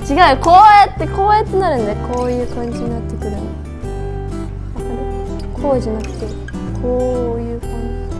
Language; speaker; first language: Japanese; native; Japanese